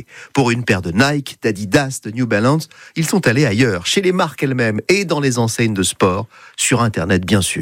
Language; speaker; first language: French; native; French